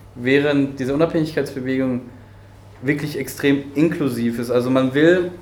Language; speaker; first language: German; early bilingual, heritage; Spanish